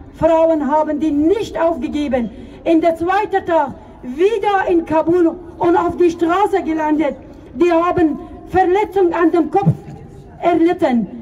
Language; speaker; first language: German; non-native, fluent; Persian